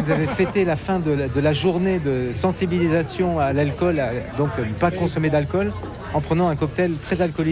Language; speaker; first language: French; native; French